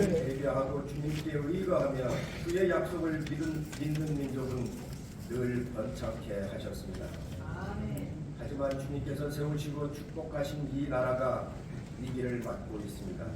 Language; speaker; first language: Korean; native; Korean